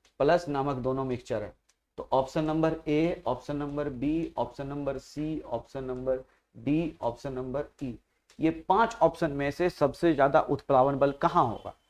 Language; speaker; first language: Hindi; native; Hindi